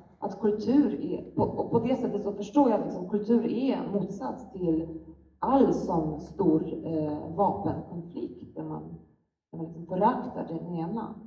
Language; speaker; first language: Swedish; non-native, fluent; Polish